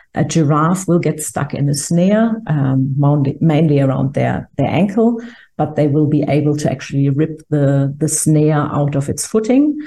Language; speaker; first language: English; non-native, fluent; German